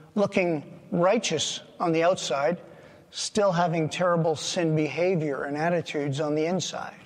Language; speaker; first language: English; native; English